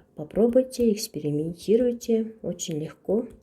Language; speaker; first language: Russian; non-native, local second language; Kazakh